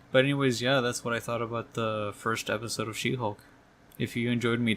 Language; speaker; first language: English; native; English